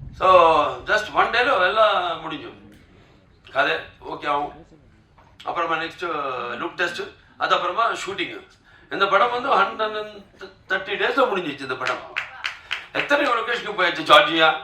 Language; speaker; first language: Tamil; non-native, local second language; Telugu